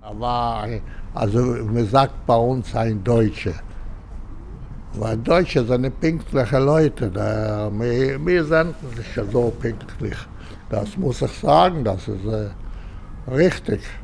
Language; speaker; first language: German; non-native, fluent; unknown